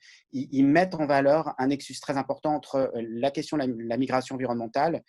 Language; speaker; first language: French; native; French